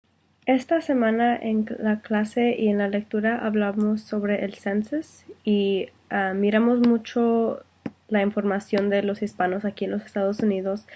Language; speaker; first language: Spanish; early bilingual, heritage; Spanish